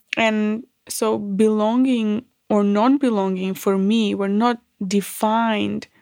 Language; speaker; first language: English; non-native, fluent; Macedonian